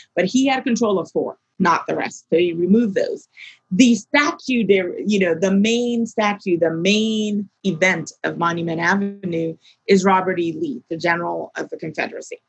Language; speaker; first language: English; native; English